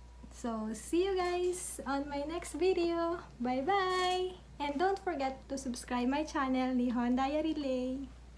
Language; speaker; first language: English; non-native, local second language; Filipino